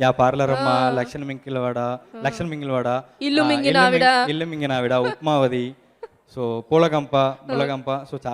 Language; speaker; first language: Telugu; non-native, learner; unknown